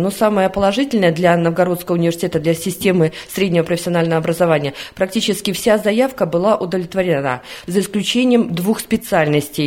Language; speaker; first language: Russian; native; Russian